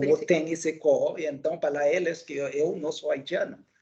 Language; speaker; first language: Portuguese; non-native, local second language; Haitian Creole